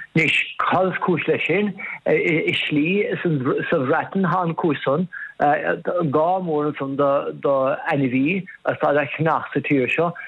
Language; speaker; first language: Irish; native; Irish